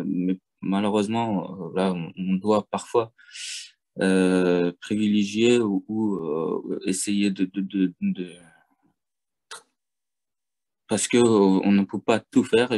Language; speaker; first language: French; non-native, fluent; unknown